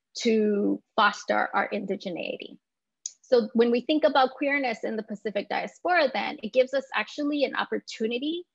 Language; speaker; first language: English; native; English